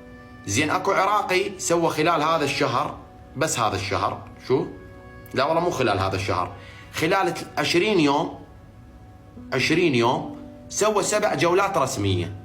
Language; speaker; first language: Arabic; native; Arabic